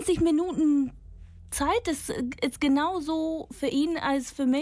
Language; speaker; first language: German; non-native, fluent; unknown